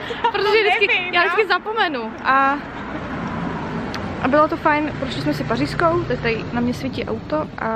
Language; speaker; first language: Czech; native; Czech